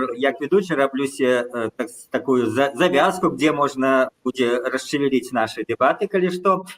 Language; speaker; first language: Belarusian; native; Belarusian